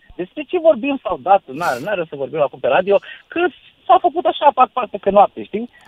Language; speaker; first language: Romanian; native; Romanian